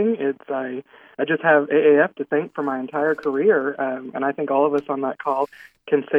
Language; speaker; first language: English; native; English